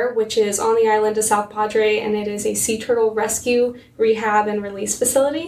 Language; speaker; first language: English; native; English